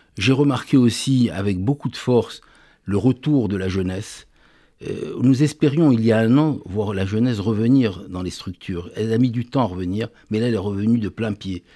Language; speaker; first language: French; native; French